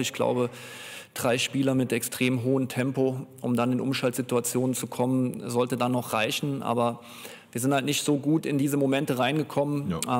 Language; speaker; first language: German; native; German